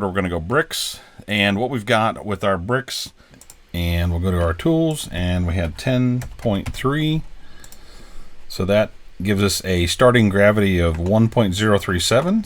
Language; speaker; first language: English; native; English